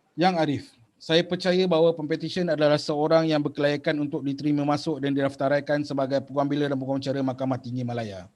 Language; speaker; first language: Malay; native; Malay